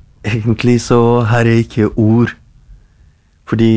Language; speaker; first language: Norwegian; non-native, learner; Kurdish